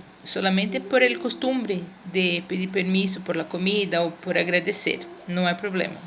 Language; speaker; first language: Spanish; non-native, fluent; Portuguese